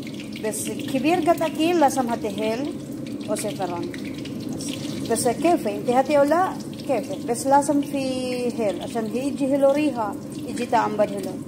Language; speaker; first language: Arabic; non-native, learner; Filipino